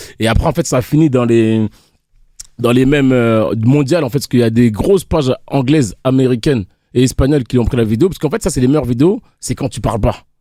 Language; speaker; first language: French; early bilingual, other home language; Haitian Creole